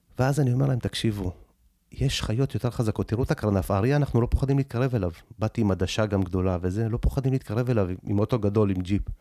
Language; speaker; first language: Hebrew; early bilingual, other home language; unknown